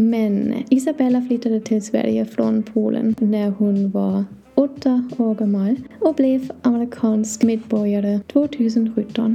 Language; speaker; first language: Swedish; non-native, learner; English